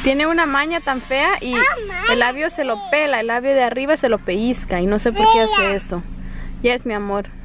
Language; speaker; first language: Spanish; early bilingual, heritage; Spanish